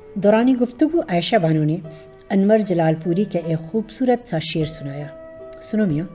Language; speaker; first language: Urdu; native; Urdu